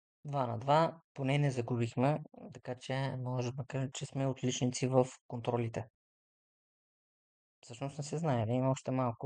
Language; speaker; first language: Bulgarian; native; Bulgarian